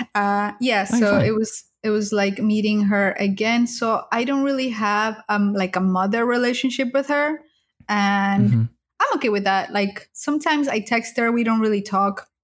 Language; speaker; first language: English; early bilingual, other home language; Spanish